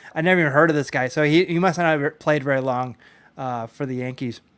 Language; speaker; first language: English; native; English